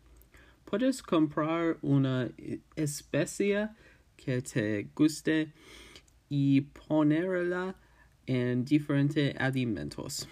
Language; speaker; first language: Spanish; non-native, learner; English